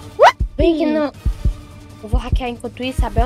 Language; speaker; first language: Portuguese; native; Portuguese